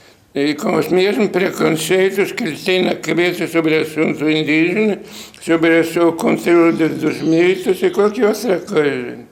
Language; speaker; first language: Portuguese; non-native, fluent; Lithuanian